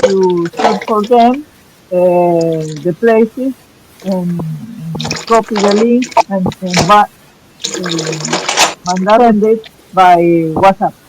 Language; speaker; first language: English; non-native, learner; Spanish